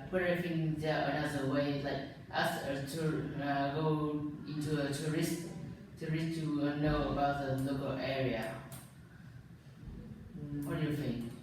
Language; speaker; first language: English; non-native, learner; Vietnamese